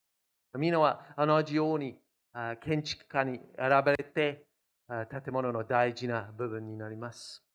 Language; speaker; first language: Japanese; non-native, fluent; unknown